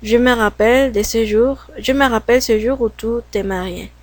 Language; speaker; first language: French; non-native, learner; Spanish